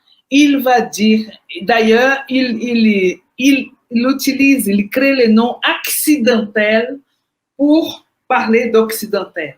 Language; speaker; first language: French; non-native, fluent; Portuguese